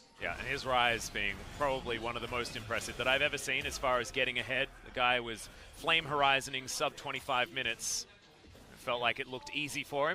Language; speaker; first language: English; native; English